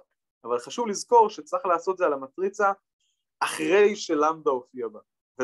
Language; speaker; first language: Hebrew; native; Hebrew